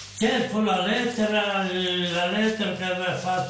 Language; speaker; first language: Italian; non-native, local second language; Friulian